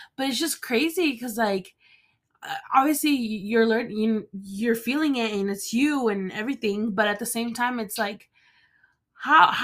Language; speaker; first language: English; early bilingual, other home language; Spanish